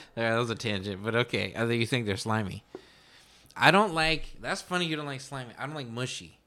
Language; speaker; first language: English; early bilingual, other home language; Spanish